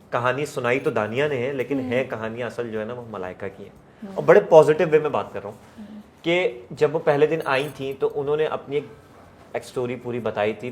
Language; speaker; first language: Urdu; native; Urdu